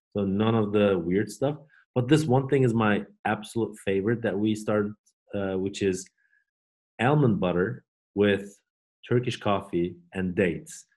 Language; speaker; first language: English; non-native, fluent; Turkish